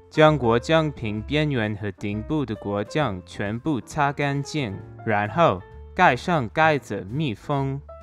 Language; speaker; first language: Chinese; non-native, fluent; English